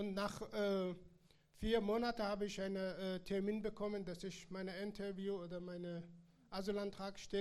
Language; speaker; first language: German; non-native, learner; Persian